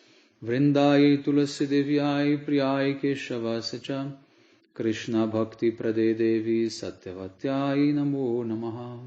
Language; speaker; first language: Portuguese; native; Portuguese